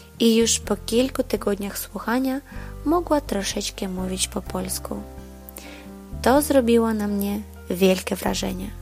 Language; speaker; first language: Polish; non-native, learner; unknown